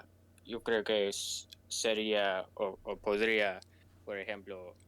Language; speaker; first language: Spanish; non-native, learner; English